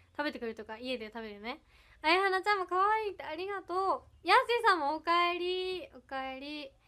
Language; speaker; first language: Japanese; native; Japanese